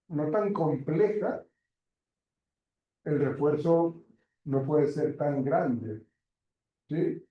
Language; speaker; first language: Spanish; native; Spanish